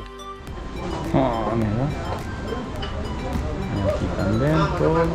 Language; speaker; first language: Spanish; non-native, learner; Japanese